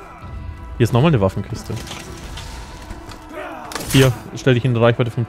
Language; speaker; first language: German; native; German